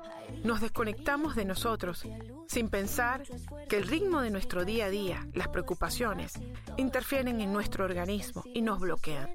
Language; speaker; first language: Spanish; native; Spanish